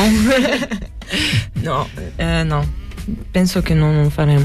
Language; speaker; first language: Italian; non-native, learner; French